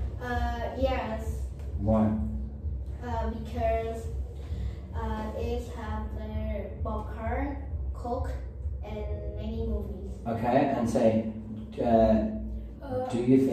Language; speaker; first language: English; non-native, learner; Vietnamese